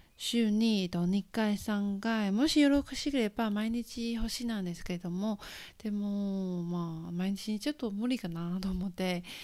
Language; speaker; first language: Japanese; non-native, fluent; Chinese